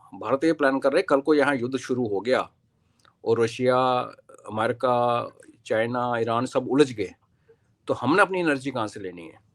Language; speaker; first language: Hindi; non-native, local second language; Kashmiri